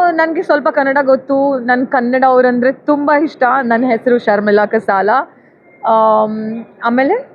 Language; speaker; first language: Kannada; non-native, learner; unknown